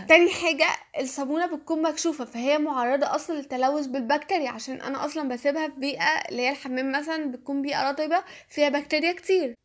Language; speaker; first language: Arabic; native; Arabic